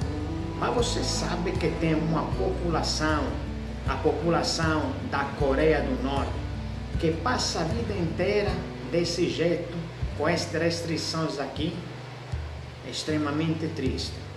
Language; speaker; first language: Portuguese; non-native, fluent; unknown